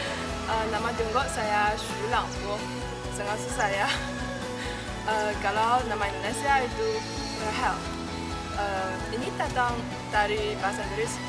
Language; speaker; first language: Indonesian; non-native, learner; Chinese